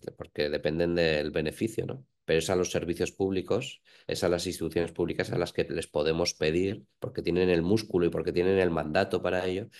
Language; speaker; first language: Spanish; native; Spanish